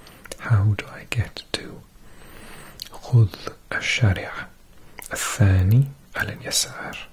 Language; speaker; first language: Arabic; non-native, learner; English